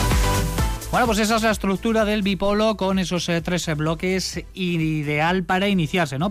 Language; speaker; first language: Spanish; native; Spanish